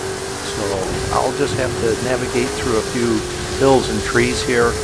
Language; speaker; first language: English; native; English